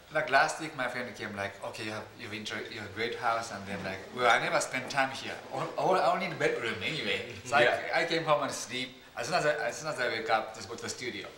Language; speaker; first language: English; non-native, fluent; Japanese